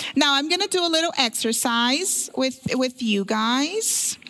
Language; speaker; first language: English; early bilingual, other home language; Portuguese